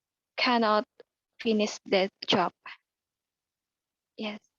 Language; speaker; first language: English; non-native, learner; Indonesian